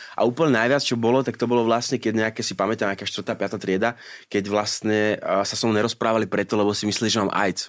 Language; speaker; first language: Slovak; native; Slovak